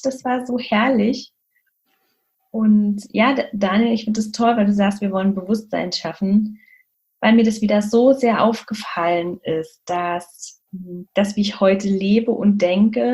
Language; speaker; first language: German; native; German